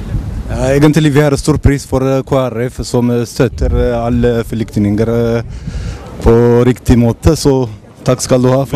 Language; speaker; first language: Norwegian; non-native, learner; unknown